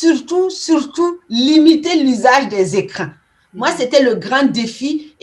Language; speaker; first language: French; non-native, local second language; Mossi